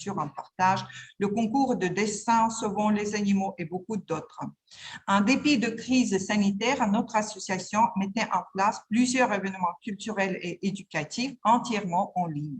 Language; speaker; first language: French; non-native, fluent; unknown